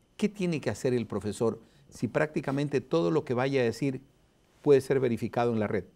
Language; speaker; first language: Spanish; native; Spanish